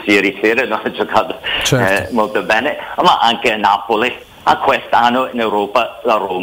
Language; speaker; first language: Italian; non-native, fluent; English